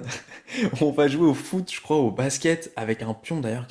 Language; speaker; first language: French; native; French